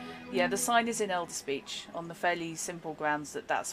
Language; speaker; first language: English; native; English